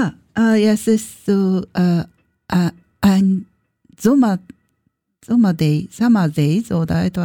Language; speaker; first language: German; non-native, learner; Japanese